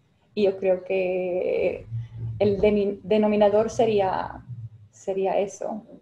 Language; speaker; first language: Spanish; non-native, fluent; Finnish